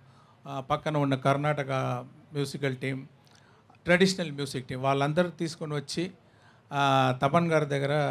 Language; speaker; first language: Telugu; non-native, fluent; Tamil